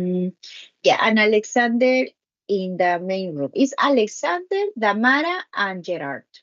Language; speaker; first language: English; non-native, learner; Spanish